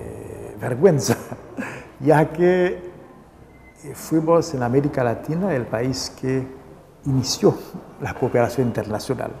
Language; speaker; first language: Spanish; non-native, local second language; Haitian Creole